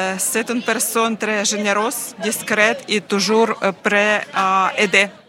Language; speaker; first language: French; non-native, learner; Ukrainian